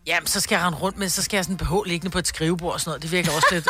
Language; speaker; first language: Danish; native; Danish